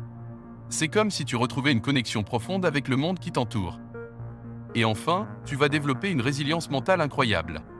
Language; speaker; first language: French; native; French